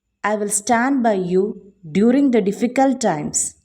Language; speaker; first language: English; non-native, local second language; Malayalam